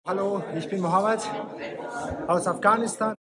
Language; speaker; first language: German; non-native, fluent; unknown